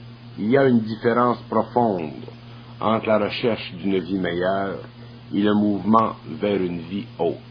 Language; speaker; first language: French; native; French